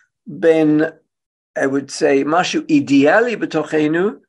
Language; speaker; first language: Hebrew; non-native, fluent; English